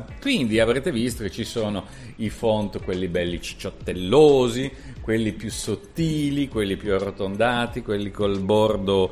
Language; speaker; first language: Italian; native; Italian